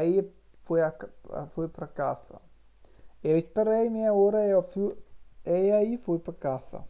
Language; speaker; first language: Portuguese; non-native, learner; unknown